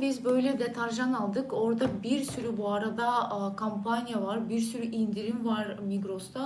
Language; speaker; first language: Turkish; non-native, fluent; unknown